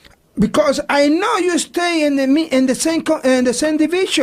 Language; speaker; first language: English; non-native, learner; Spanish